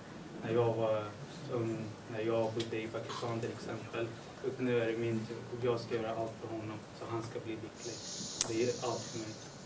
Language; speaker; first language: Swedish; early bilingual, other home language; Urdu